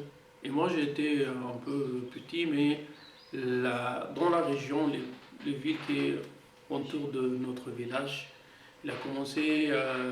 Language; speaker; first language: French; non-native, fluent; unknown